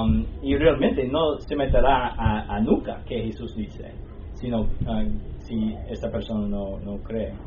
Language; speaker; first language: Spanish; non-native, learner; English